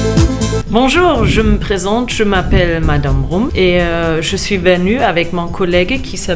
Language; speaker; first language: French; non-native, fluent; German